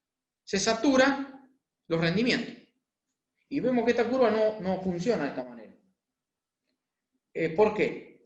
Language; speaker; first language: Spanish; native; Spanish